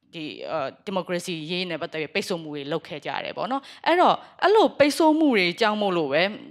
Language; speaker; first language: Burmese; native; Burmese